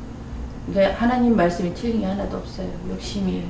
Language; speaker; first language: Korean; native; Korean